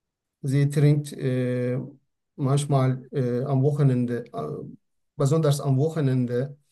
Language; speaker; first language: German; non-native, learner; Turkish